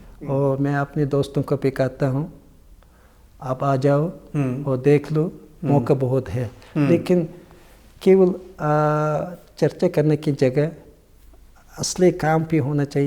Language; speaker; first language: Hindi; non-native, learner; Mongolian